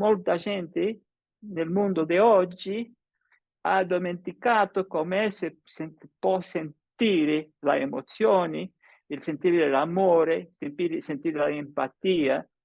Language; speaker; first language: Italian; non-native, fluent; English